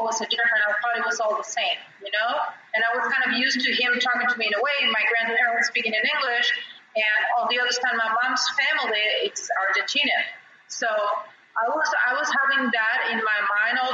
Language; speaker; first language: English; non-native, fluent; Spanish